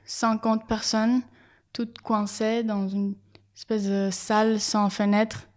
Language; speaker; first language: French; non-native, learner; Spanish